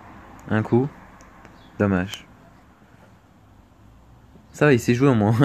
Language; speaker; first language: French; native; French